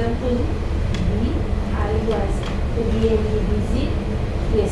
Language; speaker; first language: English; non-native, learner; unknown